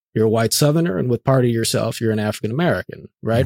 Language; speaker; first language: English; native; English